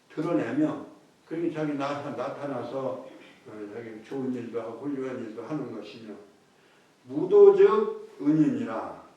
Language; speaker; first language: Korean; native; Korean